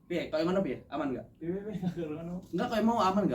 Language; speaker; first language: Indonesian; non-native, local second language; Javanese